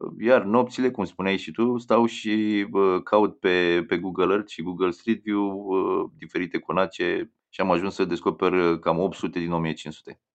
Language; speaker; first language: Romanian; native; Romanian